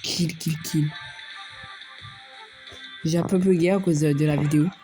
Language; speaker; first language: French; native; French